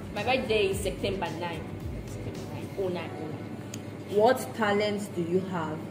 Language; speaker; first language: English; non-native, local second language; Yoruba